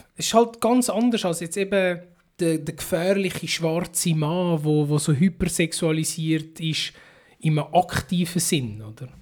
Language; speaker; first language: German; early bilingual, other home language; Filipino